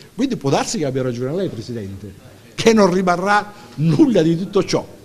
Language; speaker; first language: Italian; native; Italian